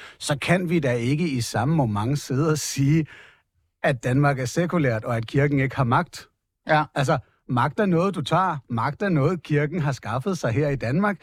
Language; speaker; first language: Danish; native; Danish